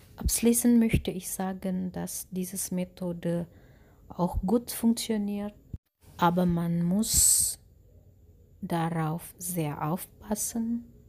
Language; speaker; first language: German; non-native, learner; Indonesian